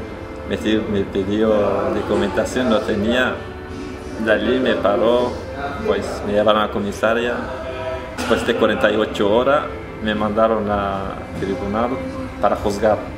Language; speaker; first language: Spanish; non-native, fluent; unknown